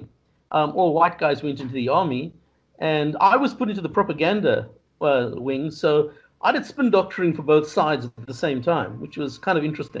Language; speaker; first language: English; native; English